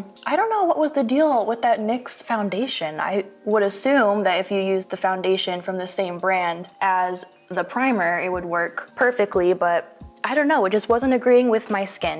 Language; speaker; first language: English; native; English